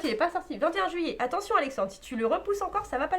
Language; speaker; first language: French; native; French